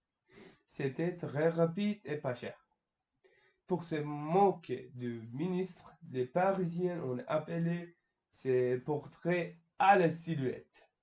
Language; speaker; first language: French; non-native, learner; Turkish